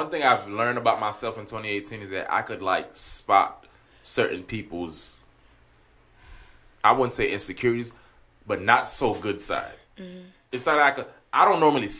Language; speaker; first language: English; non-native, fluent; Haitian Creole